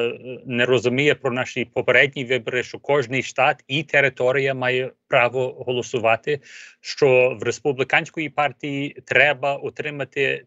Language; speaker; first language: Ukrainian; early bilingual, heritage; Ukrainian